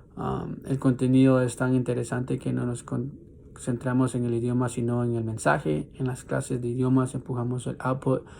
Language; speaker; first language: Spanish; non-native, learner; English